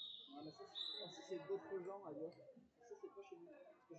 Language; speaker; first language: French; native; French